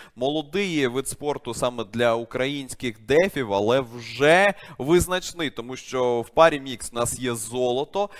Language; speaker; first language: Ukrainian; native; Ukrainian